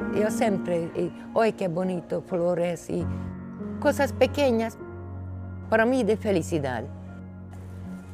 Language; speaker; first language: Spanish; non-native, learner; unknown